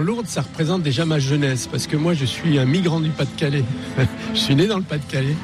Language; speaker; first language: French; native; French